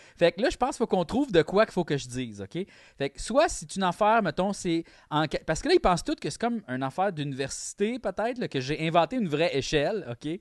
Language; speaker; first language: French; native; French